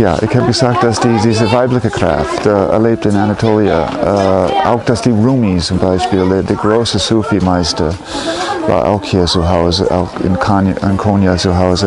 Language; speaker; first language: German; non-native, fluent; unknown